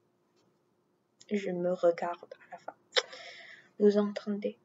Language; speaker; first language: French; non-native, learner; English